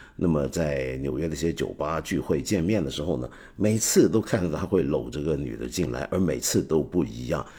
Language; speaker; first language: Chinese; non-native, fluent; Cantonese